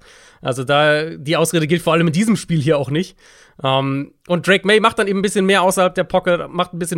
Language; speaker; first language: German; native; German